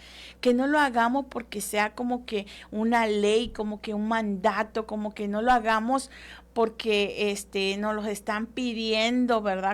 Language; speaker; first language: Spanish; native; Spanish